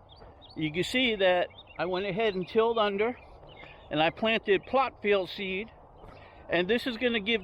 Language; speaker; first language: English; native; English